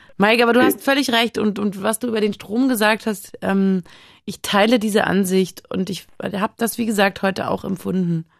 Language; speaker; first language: German; native; German